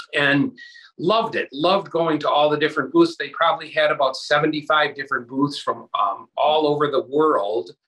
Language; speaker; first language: English; native; English